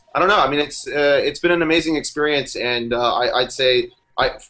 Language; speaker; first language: English; native; English